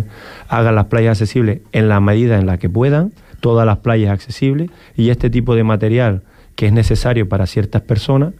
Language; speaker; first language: Spanish; native; Spanish